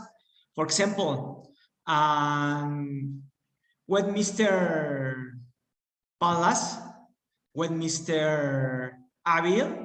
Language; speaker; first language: English; non-native, learner; Spanish